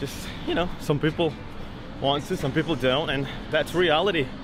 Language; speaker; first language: English; non-native, fluent; Indonesian